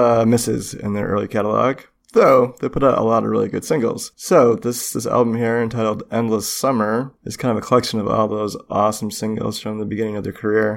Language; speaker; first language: English; native; English